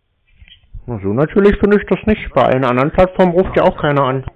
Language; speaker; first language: German; native; German